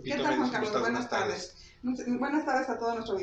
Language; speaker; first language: Spanish; native; Spanish